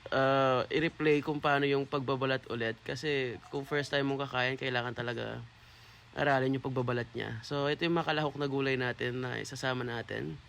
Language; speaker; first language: Filipino; non-native, local second language; Pampanga